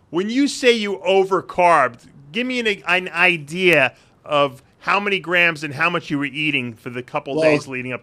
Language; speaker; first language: English; native; English